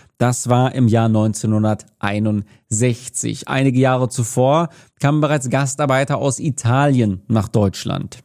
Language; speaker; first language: German; native; German